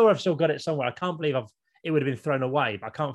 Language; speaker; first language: English; native; English